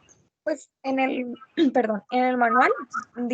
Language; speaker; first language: Spanish; native; Spanish